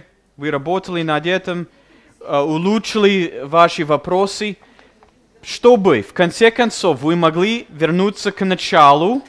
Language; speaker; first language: Russian; non-native, fluent; English